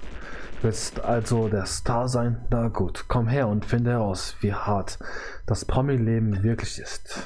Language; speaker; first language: German; native; German